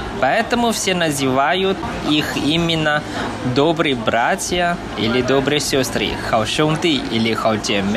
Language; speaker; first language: Russian; non-native, fluent; Chinese